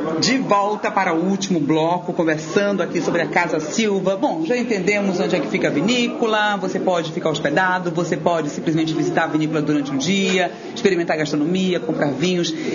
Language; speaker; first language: Portuguese; native; Portuguese